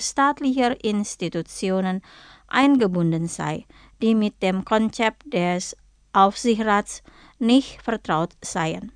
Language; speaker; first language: German; non-native, fluent; Indonesian